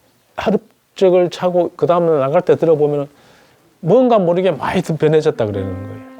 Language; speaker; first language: Korean; native; Korean